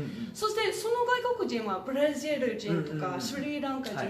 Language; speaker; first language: Japanese; non-native, learner; English